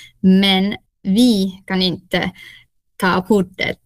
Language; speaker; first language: Swedish; non-native, local second language; Finnish